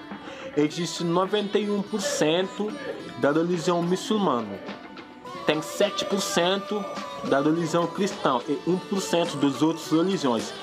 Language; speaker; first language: Portuguese; non-native, fluent; Wolof